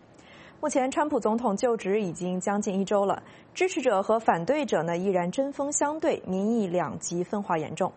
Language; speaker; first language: Chinese; native; Chinese